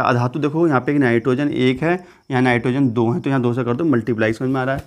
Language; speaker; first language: Hindi; native; Hindi